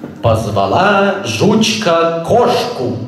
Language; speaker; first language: Russian; non-native, learner; Lithuanian